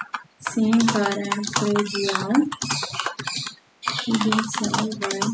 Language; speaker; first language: Portuguese; native; Portuguese